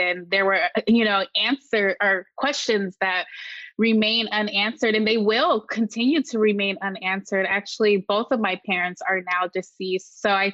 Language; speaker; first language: English; native; English